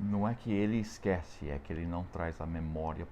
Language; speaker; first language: Portuguese; non-native, fluent; English